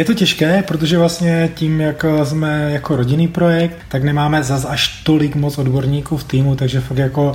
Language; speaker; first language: Czech; native; Czech